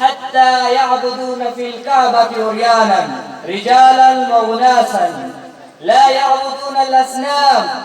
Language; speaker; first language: Arabic; non-native, learner; Urdu